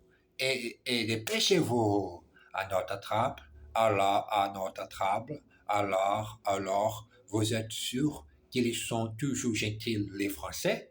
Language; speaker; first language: French; non-native, learner; English